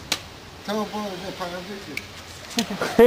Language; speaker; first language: Hebrew; non-native, fluent; Polish